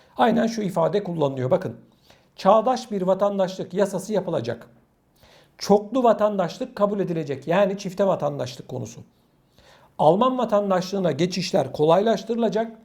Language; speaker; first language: Turkish; native; Turkish